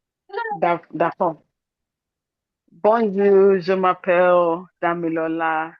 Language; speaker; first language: French; non-native, learner; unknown